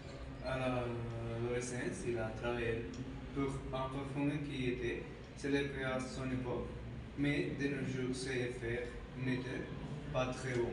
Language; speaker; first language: French; non-native, learner; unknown